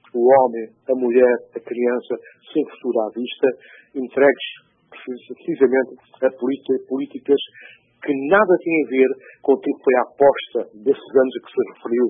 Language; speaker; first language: Portuguese; non-native, local second language; Upper Guinea Crioulo